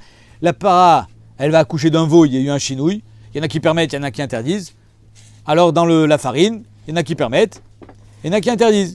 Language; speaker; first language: French; native; French